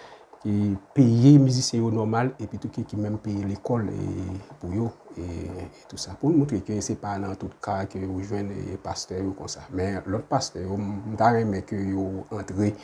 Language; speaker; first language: French; non-native, local second language; Haitian Creole